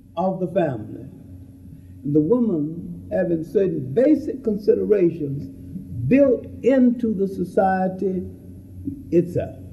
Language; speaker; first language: English; native; English